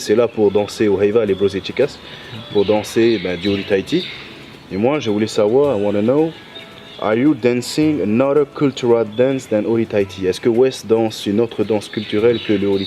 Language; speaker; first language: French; native; French